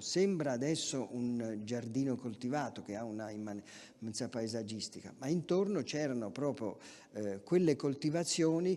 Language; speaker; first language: Italian; native; Italian